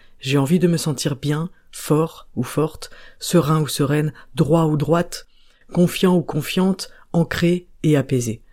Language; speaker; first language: French; native; French